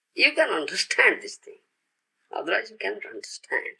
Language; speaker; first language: English; non-native, local second language; Odia